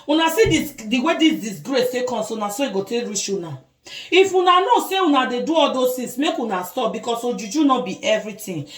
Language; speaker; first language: Nigerian Pidgin; non-native, local second language; Bini